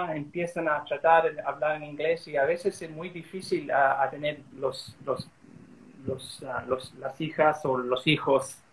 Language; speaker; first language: Spanish; early bilingual, heritage; Spanish